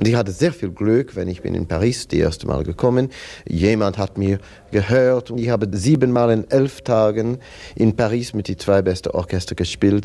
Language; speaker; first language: German; non-native, fluent; English